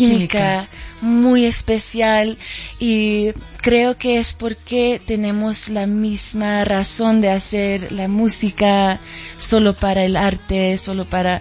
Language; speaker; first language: Spanish; early bilingual, heritage; English